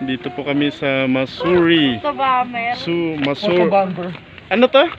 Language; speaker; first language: Filipino; native; Filipino